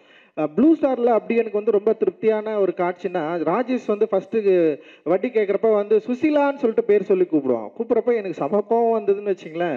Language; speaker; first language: Tamil; native; Tamil